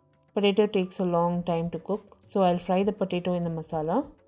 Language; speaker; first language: English; non-native, local second language; Tamil